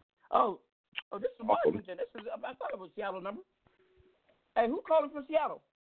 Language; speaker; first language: English; native; English